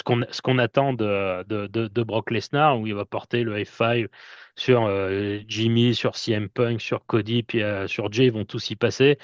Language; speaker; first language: French; native; French